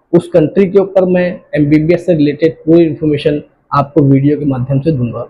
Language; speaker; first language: Hindi; native; Hindi